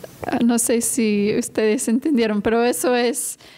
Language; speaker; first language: Spanish; non-native, fluent; English